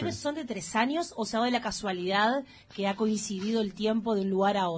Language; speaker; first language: Spanish; native; Spanish